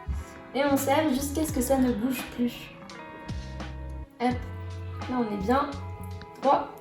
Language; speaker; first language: French; native; French